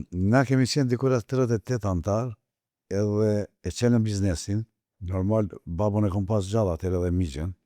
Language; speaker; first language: Albanian; non-native, local second language; Turkish